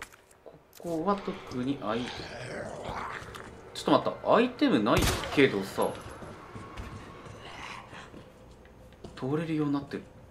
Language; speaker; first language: Japanese; native; Japanese